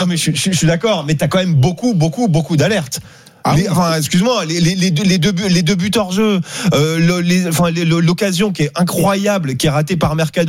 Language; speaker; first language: French; native; French